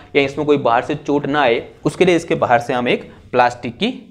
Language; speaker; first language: Hindi; native; Hindi